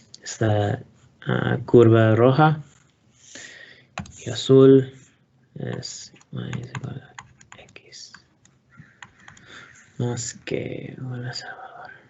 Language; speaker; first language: Spanish; non-native, learner; English